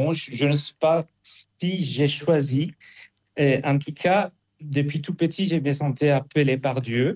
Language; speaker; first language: French; non-native, fluent; Spanish